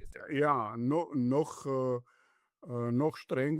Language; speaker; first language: German; non-native, learner; Georgian